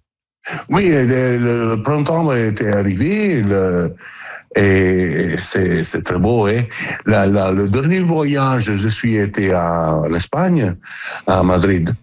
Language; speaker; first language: French; non-native, learner; Italian